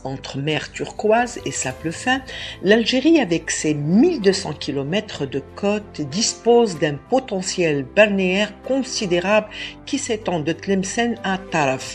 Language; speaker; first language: French; non-native, local second language; Arabic